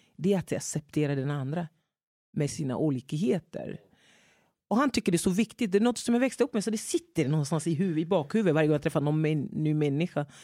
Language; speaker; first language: Swedish; non-native, fluent; French